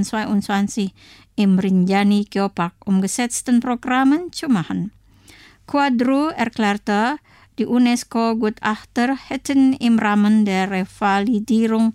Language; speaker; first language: German; non-native, fluent; Indonesian